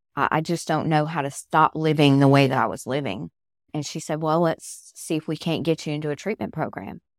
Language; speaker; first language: English; native; English